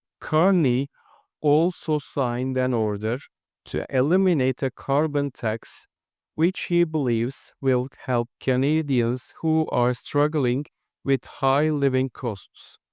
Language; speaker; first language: English; non-native, fluent; Turkish